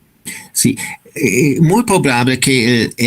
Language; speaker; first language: Spanish; non-native, fluent; German